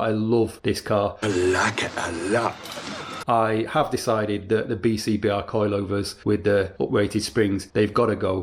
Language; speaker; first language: English; native; English